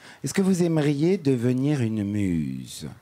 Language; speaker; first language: French; native; French